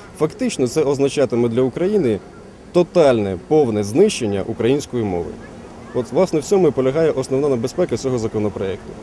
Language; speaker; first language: Ukrainian; native; Ukrainian